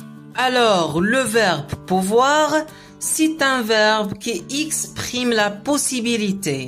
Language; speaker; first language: French; non-native, local second language; Arabic